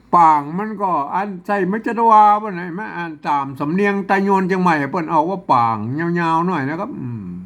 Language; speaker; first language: Thai; non-native, local second language; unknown